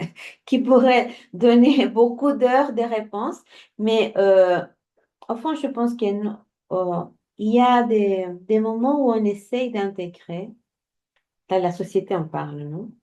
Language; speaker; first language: French; non-native, fluent; Spanish